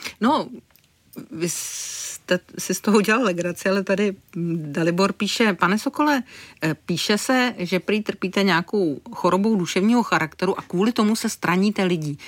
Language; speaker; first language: Czech; native; Czech